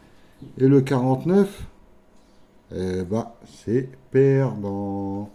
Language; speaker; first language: French; native; French